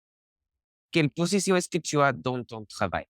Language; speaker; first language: French; non-native, learner; Spanish